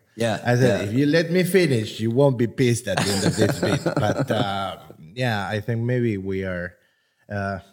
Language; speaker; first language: English; non-native, fluent; Spanish